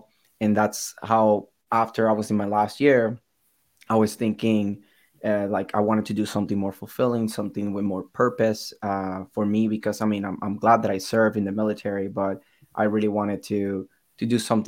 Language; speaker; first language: English; non-native, fluent; Spanish